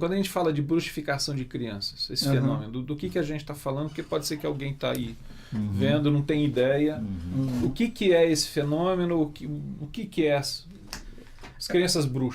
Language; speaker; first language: Portuguese; native; Portuguese